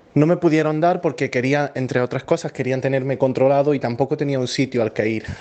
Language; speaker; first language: Spanish; native; Spanish